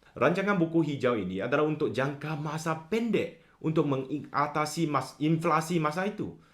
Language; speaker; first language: Malay; non-native, local second language; Chinese